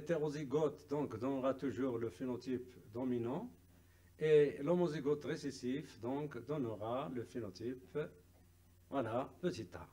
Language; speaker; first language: French; non-native, local second language; Arabic